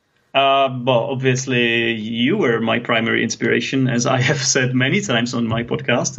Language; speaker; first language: English; non-native, fluent; Czech